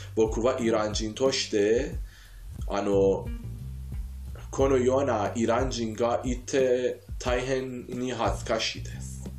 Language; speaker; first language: Japanese; non-native, fluent; Persian